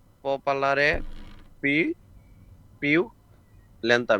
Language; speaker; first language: Italian; non-native, learner; Bangla